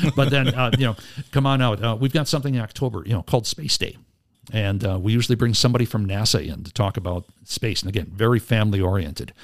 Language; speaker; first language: English; native; English